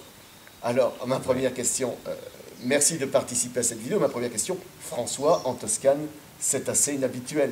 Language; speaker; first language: French; native; French